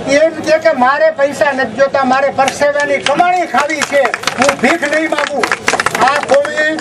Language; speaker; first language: Gujarati; native; Gujarati